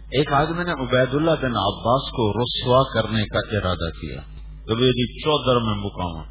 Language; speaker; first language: Urdu; native; Urdu